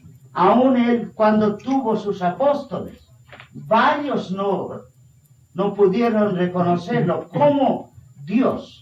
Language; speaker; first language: Spanish; non-native, fluent; Bangla